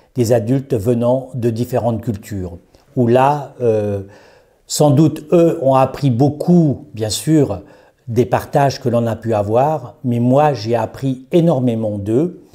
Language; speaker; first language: French; native; French